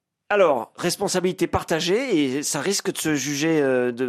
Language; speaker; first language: French; native; French